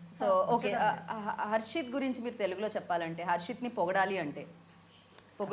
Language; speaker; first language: Telugu; native; Telugu